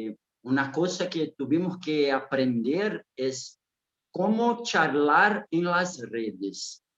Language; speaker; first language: Spanish; non-native, fluent; Portuguese